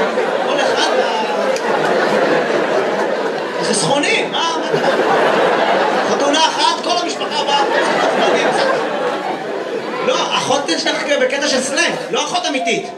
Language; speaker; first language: Hebrew; native; Hebrew